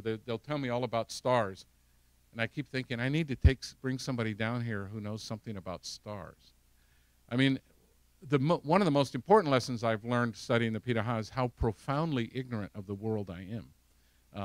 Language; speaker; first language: English; native; English